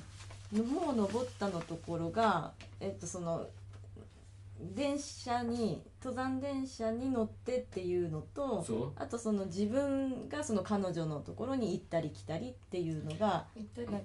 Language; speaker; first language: Japanese; native; Japanese